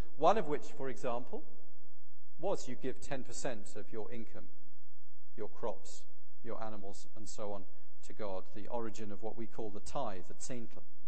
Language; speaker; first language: English; native; English